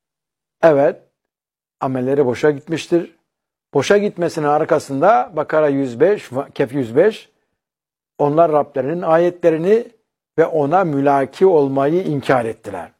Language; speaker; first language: Turkish; native; Turkish